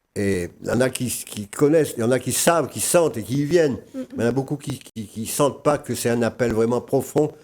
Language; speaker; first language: French; non-native, local second language; Réunion Creole French